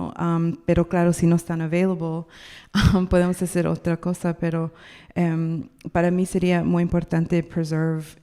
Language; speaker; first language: Spanish; non-native, learner; English